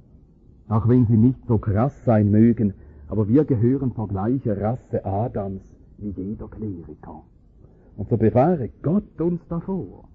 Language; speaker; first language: German; native; German